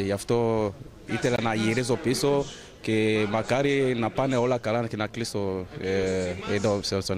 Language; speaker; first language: Greek; non-native, fluent; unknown